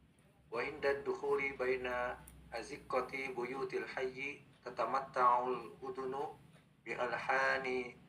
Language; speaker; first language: Arabic; non-native, learner; Indonesian